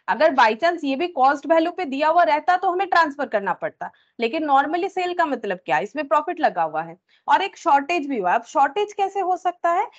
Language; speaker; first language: Hindi; native; Hindi